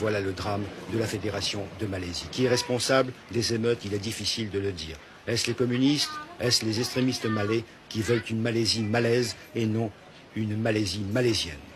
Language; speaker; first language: French; native; French